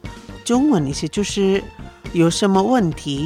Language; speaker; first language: Chinese; non-native, fluent; Indonesian